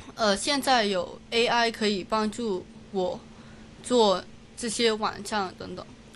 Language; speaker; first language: Chinese; non-native, local second language; Cantonese